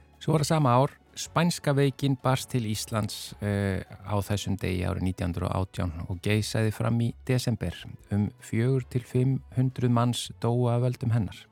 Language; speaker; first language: Icelandic; native; Icelandic